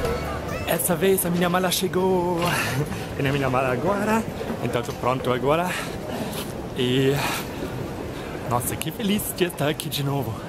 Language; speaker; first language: Portuguese; non-native, fluent; German